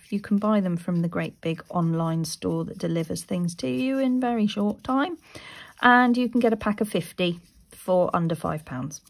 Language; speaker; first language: English; native; English